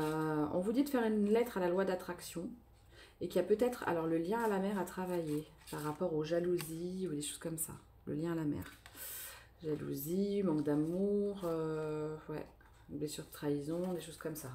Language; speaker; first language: French; native; French